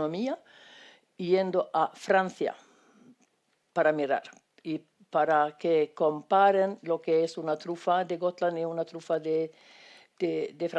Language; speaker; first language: Spanish; non-native, fluent; Swedish